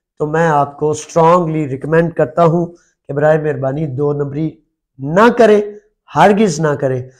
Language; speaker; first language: Urdu; non-native, local second language; Punjabi